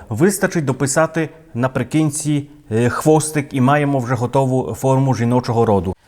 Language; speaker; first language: Ukrainian; non-native, fluent; Polish